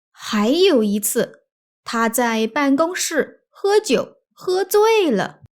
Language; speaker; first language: Chinese; native; Chinese